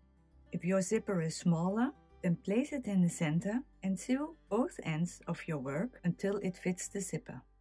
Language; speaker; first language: English; non-native, fluent; Dutch